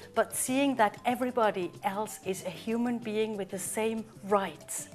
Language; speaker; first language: English; non-native, fluent; German